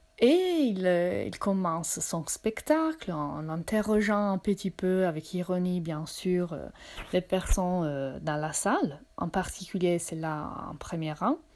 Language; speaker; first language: French; non-native, fluent; Italian